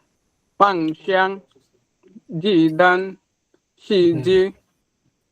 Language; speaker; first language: Chinese; non-native, learner; Bangla